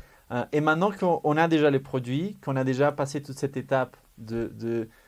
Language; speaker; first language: French; non-native, fluent; Spanish